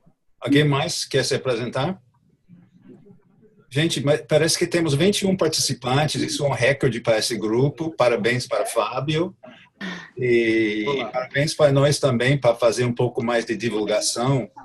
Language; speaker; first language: Portuguese; non-native, fluent; English